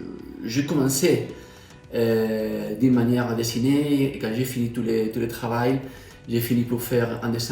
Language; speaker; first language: French; non-native, fluent; Spanish